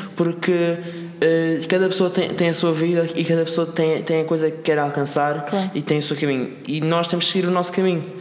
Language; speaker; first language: Portuguese; native; Portuguese